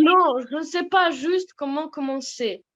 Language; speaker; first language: French; non-native, learner; Russian